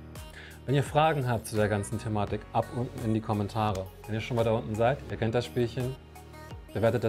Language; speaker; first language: German; native; German